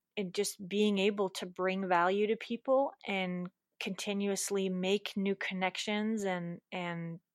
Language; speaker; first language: English; non-native, fluent; German